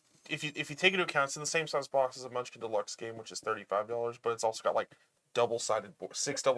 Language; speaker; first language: English; native; English